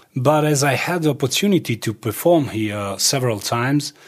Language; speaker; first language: English; early bilingual, other home language; Croatian